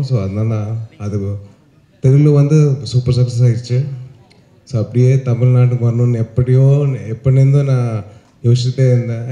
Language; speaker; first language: Tamil; non-native, local second language; Telugu